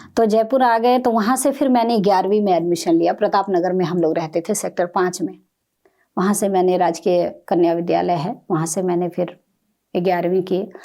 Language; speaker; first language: Hindi; native; Hindi